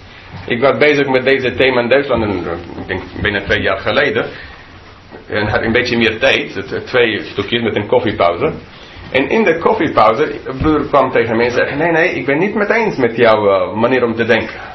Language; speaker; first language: Dutch; non-native, fluent; English